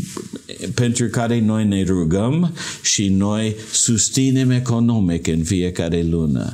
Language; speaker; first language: Romanian; non-native, learner; English